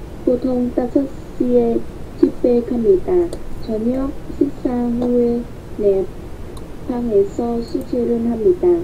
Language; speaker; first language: Korean; non-native, learner; Vietnamese